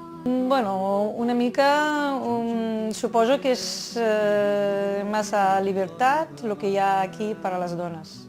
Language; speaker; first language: Catalan; non-native, fluent; Riffian